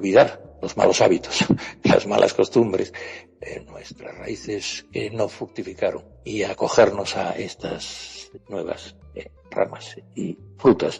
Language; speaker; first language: Spanish; native; Spanish